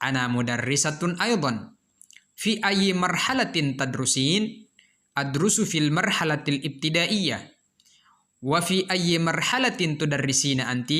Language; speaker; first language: Arabic; non-native, fluent; Indonesian